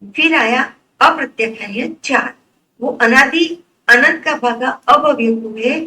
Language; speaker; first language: Hindi; non-native, local second language; Gujarati